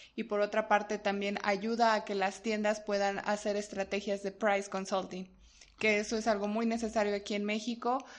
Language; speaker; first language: Spanish; native; Spanish